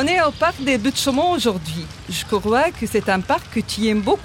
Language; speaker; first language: French; non-native, fluent; Arabic